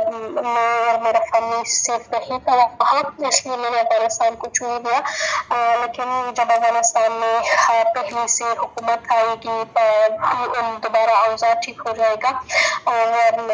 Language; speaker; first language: Hindi; non-native, fluent; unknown